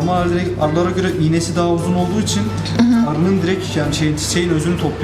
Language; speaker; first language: Turkish; native; Turkish